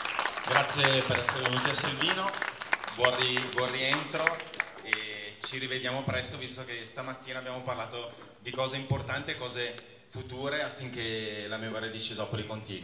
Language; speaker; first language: Italian; native; Italian